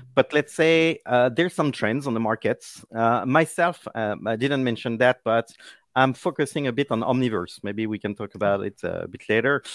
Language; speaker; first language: English; non-native, fluent; French